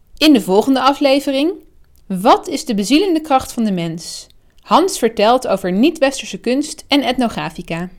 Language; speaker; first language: Dutch; native; Dutch